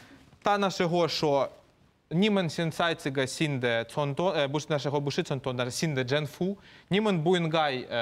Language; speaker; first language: Chinese; non-native, fluent; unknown